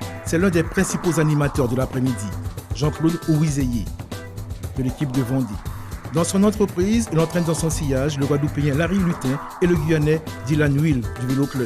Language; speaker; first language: French; native; French